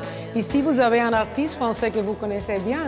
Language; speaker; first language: French; non-native, fluent; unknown